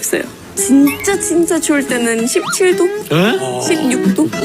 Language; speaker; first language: Korean; non-native, fluent; Indonesian